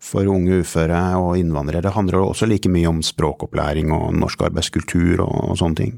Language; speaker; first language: Norwegian; native; Norwegian